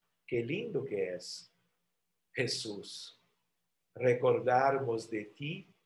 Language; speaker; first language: Spanish; non-native, fluent; Portuguese